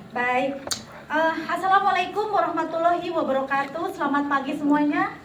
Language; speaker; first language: Indonesian; native; Indonesian